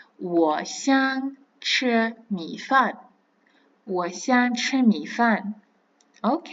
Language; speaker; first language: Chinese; non-native, fluent; Kazakh